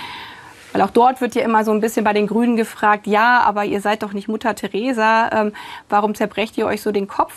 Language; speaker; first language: German; native; German